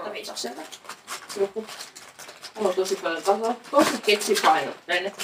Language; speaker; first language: Finnish; native; Finnish